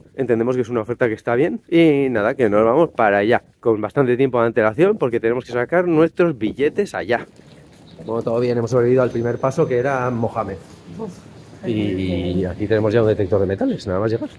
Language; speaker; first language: Spanish; native; Spanish